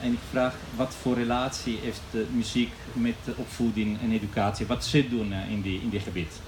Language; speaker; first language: Dutch; non-native, fluent; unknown